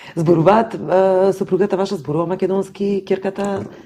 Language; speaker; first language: Macedonian; native; Macedonian